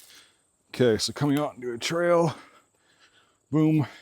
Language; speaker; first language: English; native; English